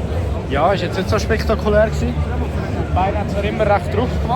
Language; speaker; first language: German; native; German